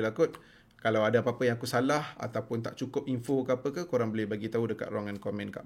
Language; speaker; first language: Malay; native; Malay